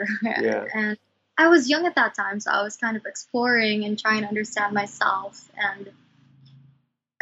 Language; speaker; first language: English; non-native, local second language; Cebuano